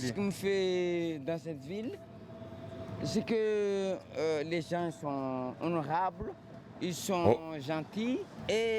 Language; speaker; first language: French; non-native, local second language; Comorian